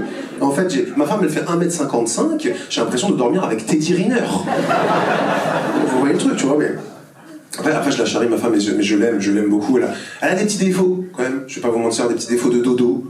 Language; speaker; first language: French; native; French